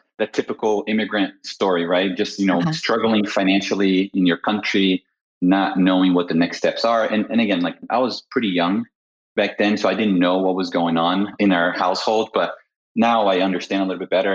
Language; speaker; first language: English; non-native, fluent; Portuguese